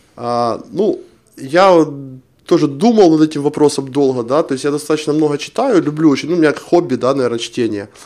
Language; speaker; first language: Russian; non-native, local second language; Ukrainian